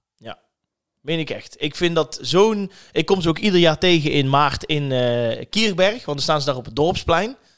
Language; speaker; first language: Dutch; native; Dutch